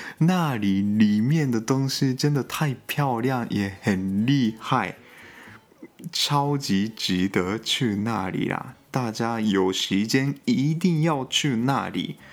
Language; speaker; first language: Chinese; non-native, fluent; Japanese